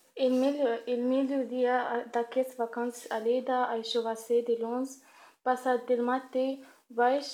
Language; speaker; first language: Catalan; non-native, learner; Arabic